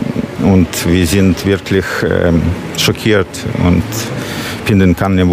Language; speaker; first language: German; non-native, fluent; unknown